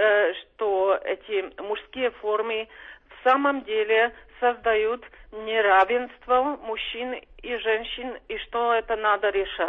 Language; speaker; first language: Russian; non-native, fluent; Czech